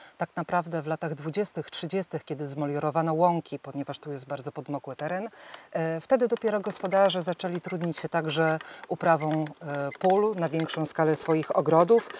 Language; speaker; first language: Polish; native; Polish